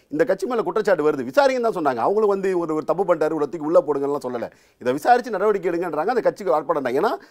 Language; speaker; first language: Tamil; native; Tamil